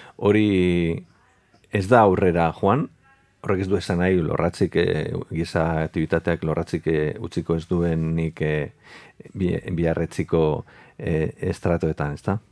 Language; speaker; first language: Basque; native; Basque